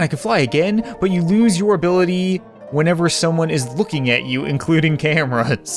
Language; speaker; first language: English; native; English